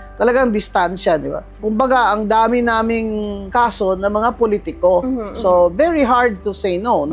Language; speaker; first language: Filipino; non-native, local second language; Hiligaynon